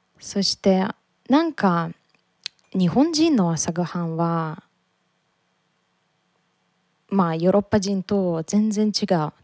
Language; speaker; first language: Japanese; non-native, learner; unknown